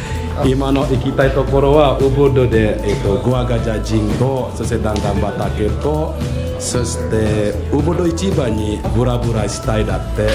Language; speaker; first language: Japanese; non-native, fluent; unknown